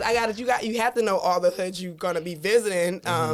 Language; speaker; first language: English; native; English